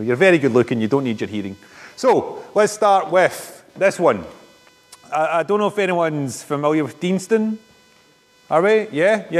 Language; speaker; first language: English; native; English